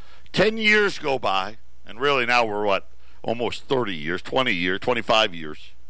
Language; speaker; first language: English; native; English